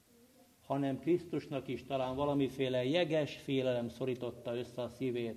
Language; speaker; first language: Hungarian; native; Hungarian